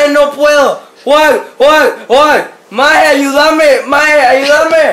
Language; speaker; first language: Spanish; native; Spanish